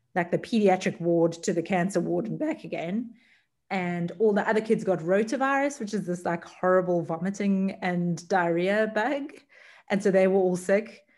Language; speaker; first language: English; native; English